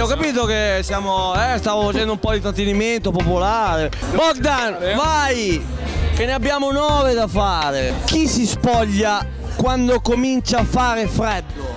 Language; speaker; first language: Italian; native; Italian